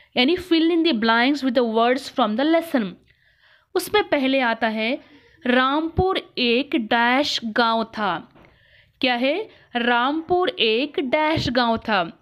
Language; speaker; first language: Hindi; non-native, local second language; Kannada